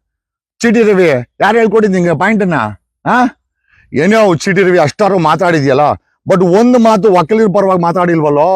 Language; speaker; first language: Kannada; native; Kannada